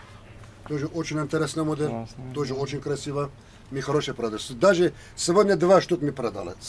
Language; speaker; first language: Russian; non-native, learner; Turkish